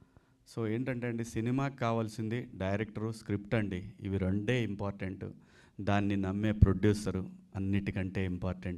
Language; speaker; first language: Telugu; native; Telugu